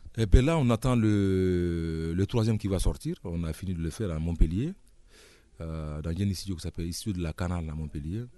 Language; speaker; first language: French; non-native, local second language; Mandingo